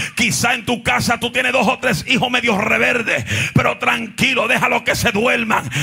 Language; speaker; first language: Spanish; native; Spanish